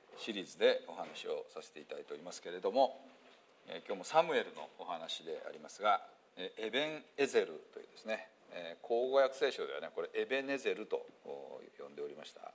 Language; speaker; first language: Japanese; native; Japanese